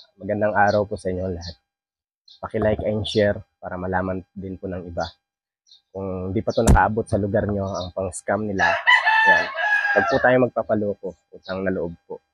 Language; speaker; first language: Filipino; non-native, local second language; Cebuano